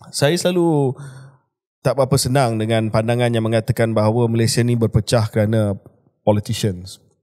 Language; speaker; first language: Malay; early bilingual, heritage; Malay